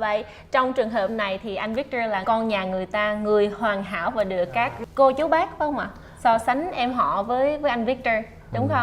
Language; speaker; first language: Vietnamese; native; Vietnamese